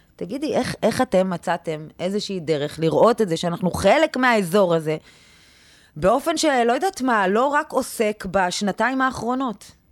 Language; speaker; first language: Hebrew; native; Hebrew